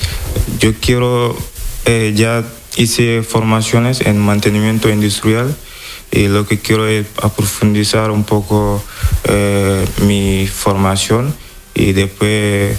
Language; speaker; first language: Spanish; non-native, learner; Wolof